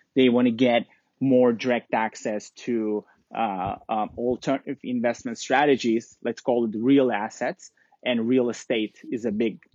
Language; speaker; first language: English; non-native, fluent; Turkish